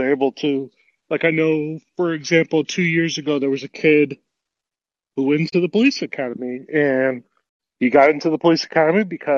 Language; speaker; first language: English; native; English